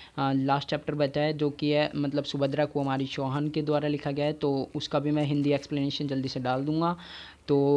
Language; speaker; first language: Hindi; native; Hindi